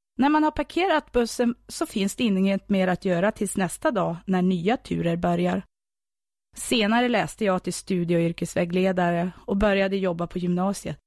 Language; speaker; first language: Swedish; native; Swedish